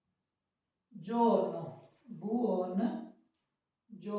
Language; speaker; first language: Italian; non-native, fluent; Urdu